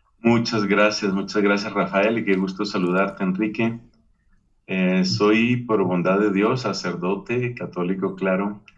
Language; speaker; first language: Spanish; native; Spanish